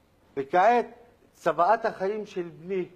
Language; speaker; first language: Hebrew; non-native, local second language; Arabic